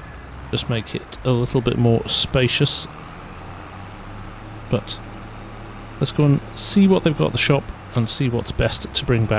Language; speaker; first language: English; native; English